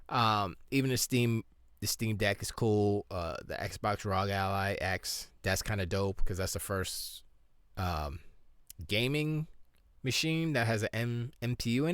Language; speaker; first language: English; native; English